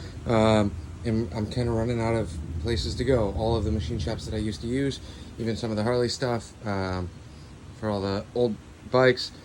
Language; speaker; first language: English; native; English